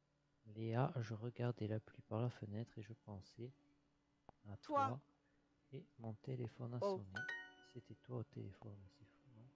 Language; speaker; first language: French; non-native, learner; English